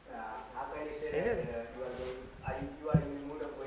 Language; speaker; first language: English; non-native, learner; Hindi